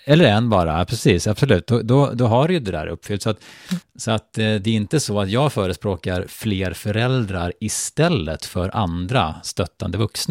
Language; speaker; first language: Swedish; native; Swedish